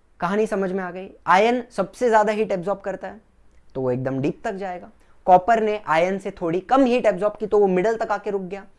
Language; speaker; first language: Hindi; non-native, local second language; Gujarati